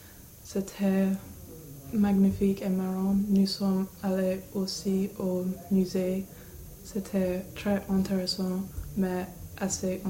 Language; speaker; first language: French; non-native, learner; English